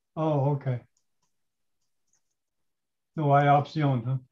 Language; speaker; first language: Spanish; non-native, learner; English